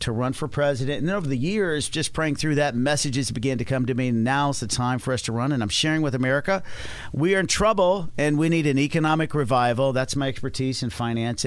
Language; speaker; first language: English; native; English